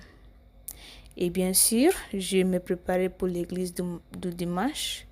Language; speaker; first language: French; non-native, learner; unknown